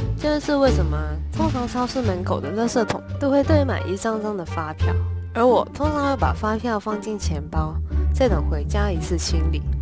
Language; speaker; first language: Chinese; non-native, local second language; Cantonese